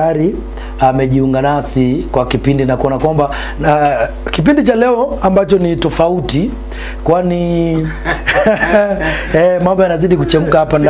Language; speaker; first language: Swahili; native; Swahili